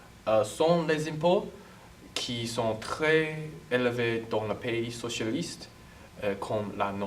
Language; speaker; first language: French; non-native, learner; English